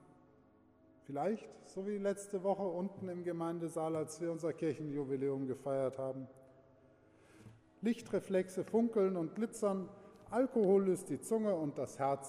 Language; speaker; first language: German; native; German